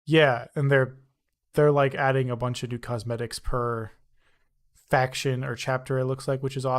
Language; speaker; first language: English; native; English